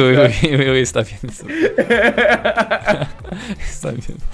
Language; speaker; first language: Spanish; non-native, fluent; French